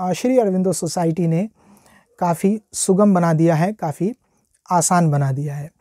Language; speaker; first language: Hindi; native; Hindi